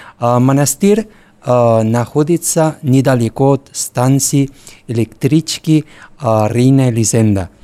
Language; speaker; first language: Russian; non-native, learner; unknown